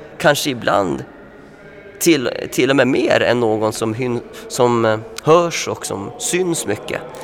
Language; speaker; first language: Swedish; native; Swedish